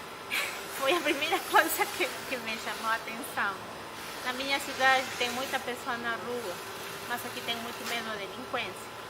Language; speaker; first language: Portuguese; non-native, fluent; Spanish